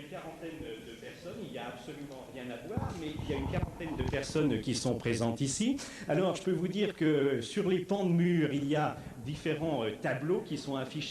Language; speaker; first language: French; native; French